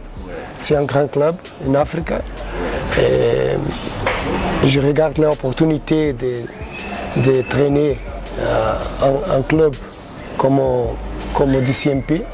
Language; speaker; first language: French; non-native, learner; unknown